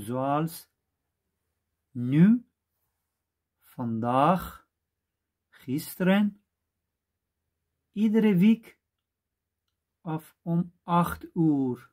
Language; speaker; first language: Dutch; non-native, fluent; Persian